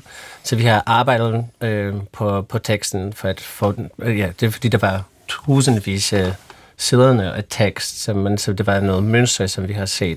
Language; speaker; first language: Danish; non-native, fluent; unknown